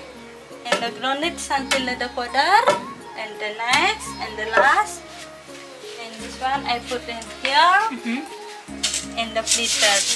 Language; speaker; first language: English; non-native, learner; Indonesian